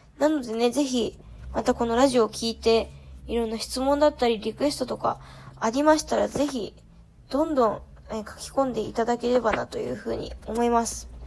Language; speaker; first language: Japanese; native; Japanese